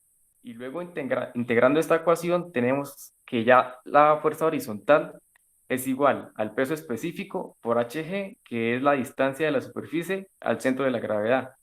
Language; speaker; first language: Spanish; native; Spanish